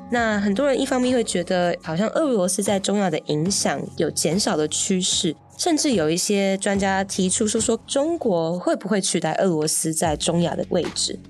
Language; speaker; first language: Chinese; native; Chinese